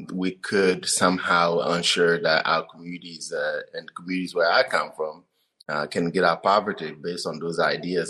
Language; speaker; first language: English; non-native, fluent; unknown